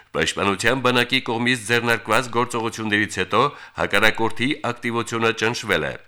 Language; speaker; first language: Armenian; native; Armenian